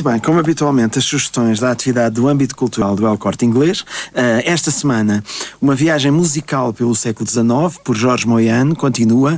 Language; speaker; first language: Portuguese; native; Portuguese